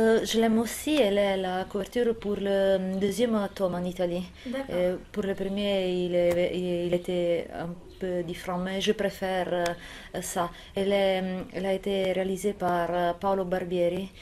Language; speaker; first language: French; non-native, fluent; Italian